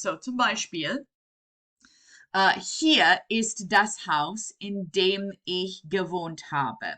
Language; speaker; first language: German; non-native, fluent; English